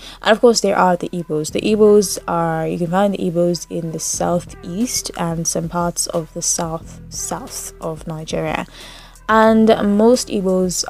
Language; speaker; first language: English; non-native, local second language; Yoruba